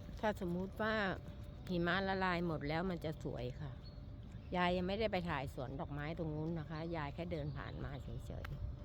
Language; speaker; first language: Thai; native; Thai